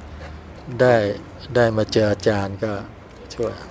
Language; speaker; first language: Thai; native; Thai